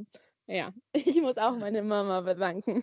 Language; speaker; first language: German; non-native, learner; Spanish